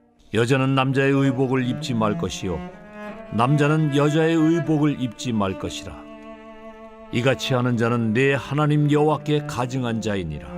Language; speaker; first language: Korean; native; Korean